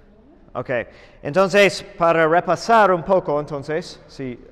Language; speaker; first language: Spanish; non-native, fluent; English